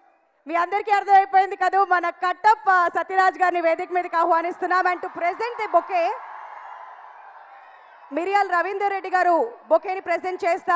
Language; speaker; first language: Telugu; native; Telugu